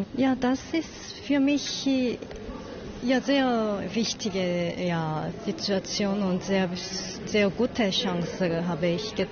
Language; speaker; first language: German; non-native, learner; Korean